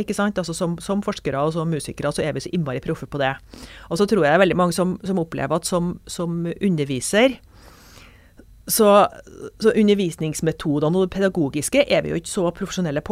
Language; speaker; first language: Norwegian; native; Norwegian